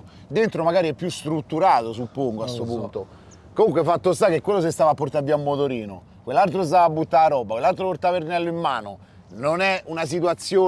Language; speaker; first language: Italian; native; Italian